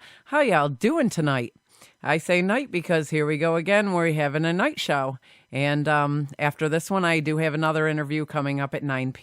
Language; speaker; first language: English; native; English